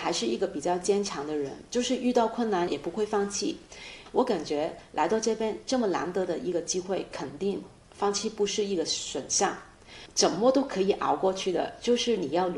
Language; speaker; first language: Chinese; non-native, fluent; Cantonese